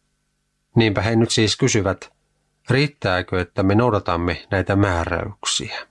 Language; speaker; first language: Finnish; native; Finnish